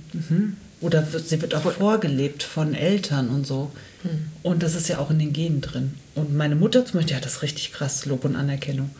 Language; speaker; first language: German; native; German